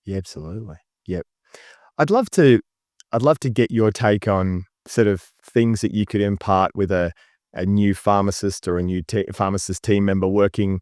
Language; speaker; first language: English; native; English